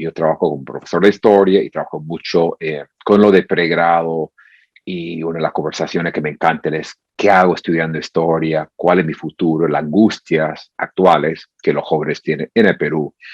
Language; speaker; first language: Spanish; non-native, fluent; English